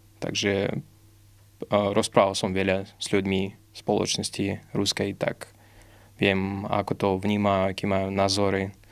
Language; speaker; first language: Slovak; non-native, fluent; Russian